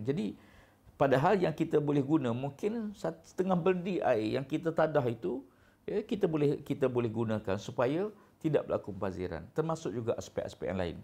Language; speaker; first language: Malay; native; Malay